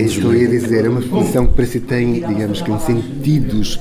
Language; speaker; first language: Portuguese; native; Portuguese